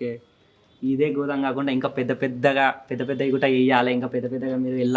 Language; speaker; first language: Telugu; native; Telugu